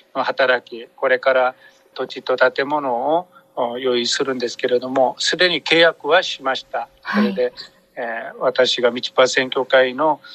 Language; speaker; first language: Japanese; non-native, fluent; Korean